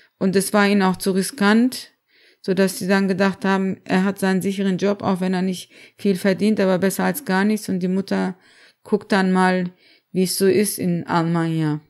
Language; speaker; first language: German; early bilingual, other home language; Turkish